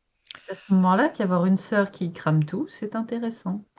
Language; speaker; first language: French; native; French